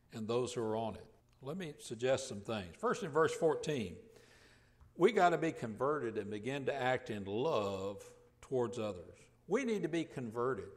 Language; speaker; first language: English; native; English